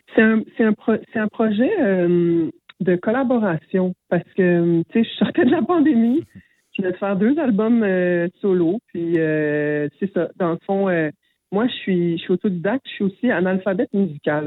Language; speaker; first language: French; native; French